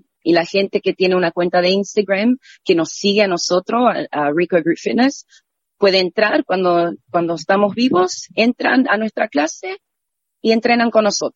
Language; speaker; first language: Spanish; native; Spanish